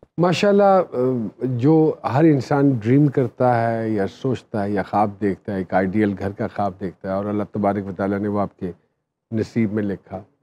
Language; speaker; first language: Urdu; non-native, local second language; Punjabi